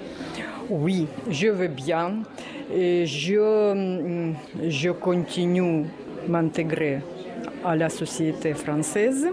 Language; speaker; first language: French; non-native, learner; Russian